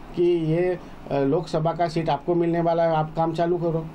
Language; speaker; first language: Hindi; non-native, local second language; Marathi